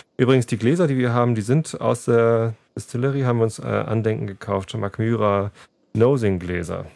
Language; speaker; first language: English; non-native, fluent; German